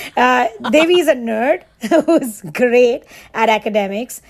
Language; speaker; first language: English; non-native, local second language; Bangla